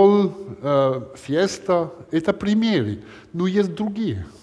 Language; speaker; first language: Russian; non-native, learner; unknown